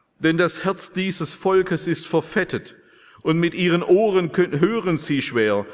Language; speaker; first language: German; native; German